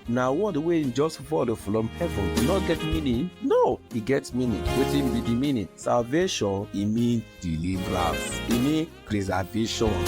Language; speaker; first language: Nigerian Pidgin; non-native, local second language; Yoruba